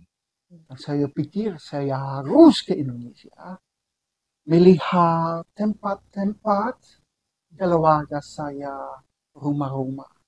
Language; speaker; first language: Indonesian; non-native, learner; Dutch